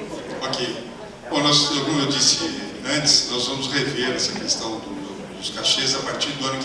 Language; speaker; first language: Portuguese; native; Portuguese